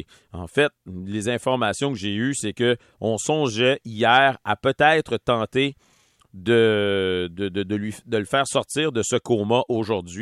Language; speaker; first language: French; native; French